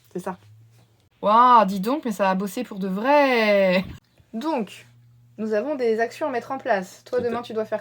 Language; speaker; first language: French; native; French